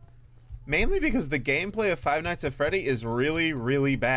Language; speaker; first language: English; native; English